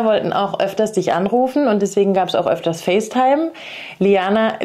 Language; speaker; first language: German; native; German